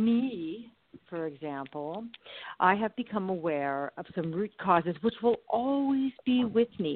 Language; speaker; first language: English; native; English